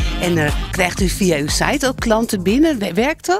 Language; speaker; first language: Dutch; native; Dutch